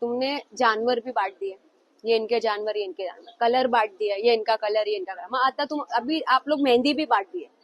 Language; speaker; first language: Hindi; non-native, local second language; Marathi